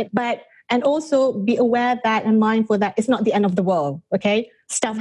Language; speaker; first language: English; non-native, local second language; Malay